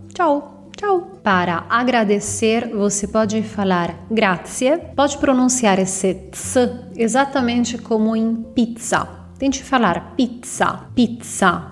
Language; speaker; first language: Portuguese; non-native, fluent; Italian